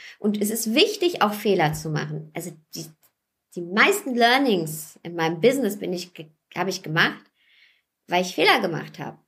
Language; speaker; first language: German; early bilingual, other home language; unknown